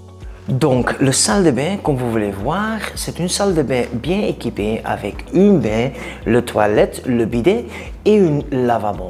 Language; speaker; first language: French; non-native, learner; Spanish